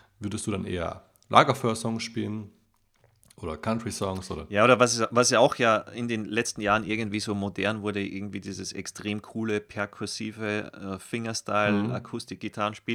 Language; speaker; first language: German; native; German